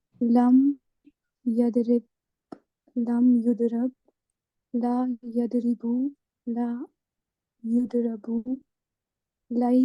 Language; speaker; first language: Arabic; non-native, learner; Urdu